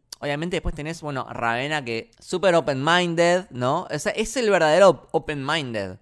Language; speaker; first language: Spanish; native; Spanish